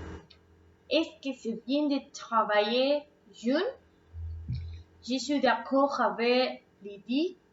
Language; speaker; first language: French; non-native, learner; Spanish